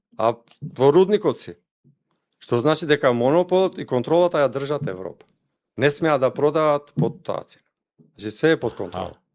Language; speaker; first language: Macedonian; non-native, local second language; Albanian